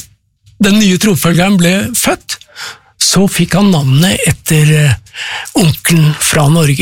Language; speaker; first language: Norwegian; native; Norwegian